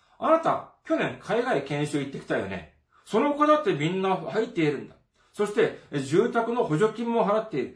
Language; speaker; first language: Japanese; non-native, fluent; Korean